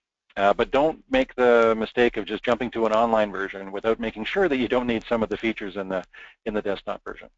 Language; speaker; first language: English; native; English